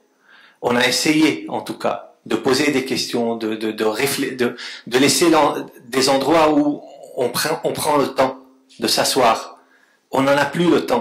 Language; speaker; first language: French; non-native, local second language; Arabic